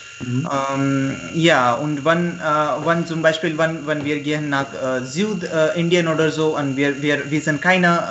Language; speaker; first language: German; non-native, learner; Marathi